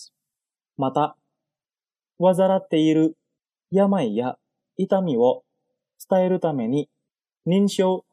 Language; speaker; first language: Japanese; non-native, fluent; Indonesian